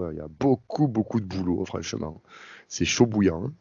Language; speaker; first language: French; native; French